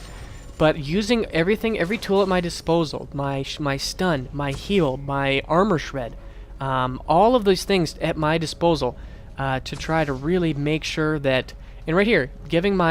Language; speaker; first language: English; native; English